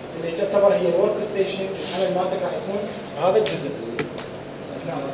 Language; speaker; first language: Arabic; native; Arabic